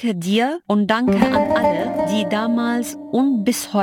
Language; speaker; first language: German; non-native, fluent; Arabic